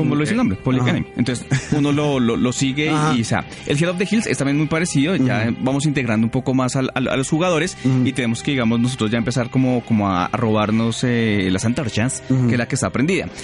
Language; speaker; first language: Spanish; native; Spanish